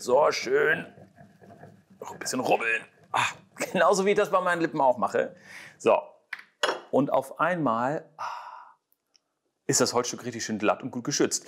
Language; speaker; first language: German; native; German